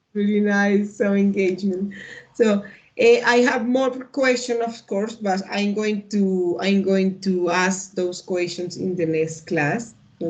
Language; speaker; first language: English; non-native, learner; Spanish